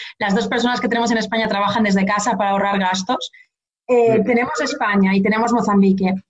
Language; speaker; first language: Spanish; early bilingual, heritage; Portuguese